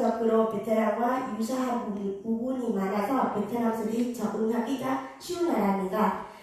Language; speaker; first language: Korean; non-native, fluent; Vietnamese